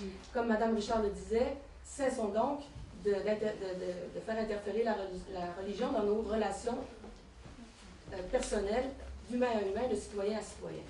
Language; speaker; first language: French; native; French